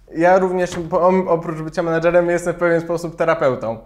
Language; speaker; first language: Polish; native; Polish